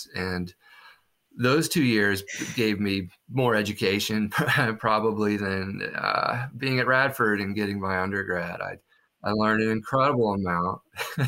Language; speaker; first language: English; native; English